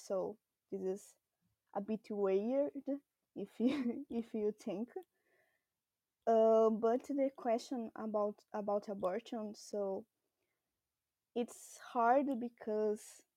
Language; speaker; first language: English; non-native, learner; Portuguese